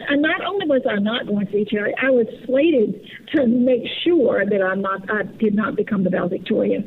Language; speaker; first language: English; native; English